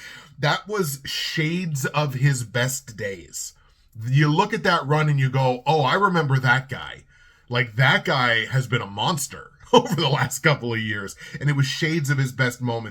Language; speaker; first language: English; native; English